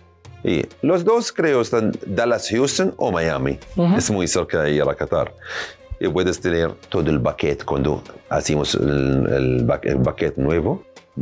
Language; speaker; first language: Spanish; non-native, learner; Arabic